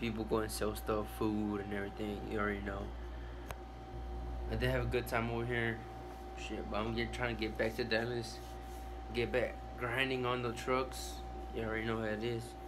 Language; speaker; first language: English; early bilingual, other home language; Spanish